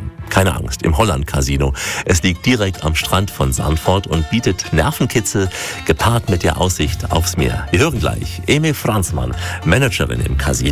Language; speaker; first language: German; native; German